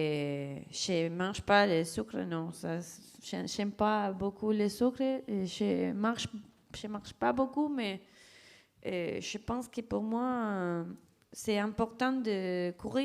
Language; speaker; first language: French; non-native, fluent; Spanish